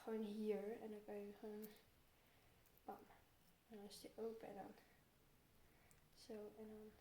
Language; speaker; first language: Dutch; early bilingual, heritage; Turkish